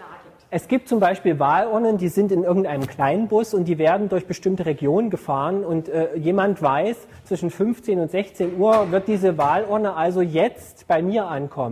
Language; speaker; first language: German; native; German